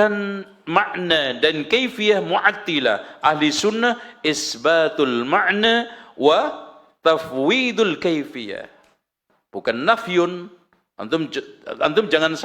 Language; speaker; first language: Indonesian; native; Indonesian